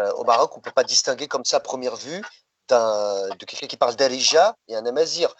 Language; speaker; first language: French; early bilingual, other home language; Riffian